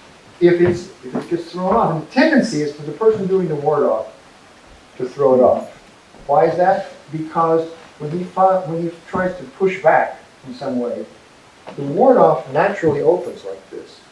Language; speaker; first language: English; native; English